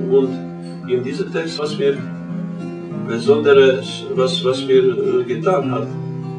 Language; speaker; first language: German; non-native, learner; Croatian